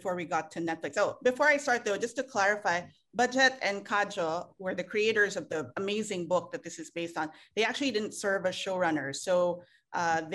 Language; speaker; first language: English; non-native, local second language; Filipino